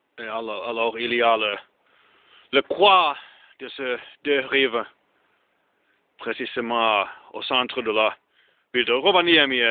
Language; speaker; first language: French; non-native, learner; Finnish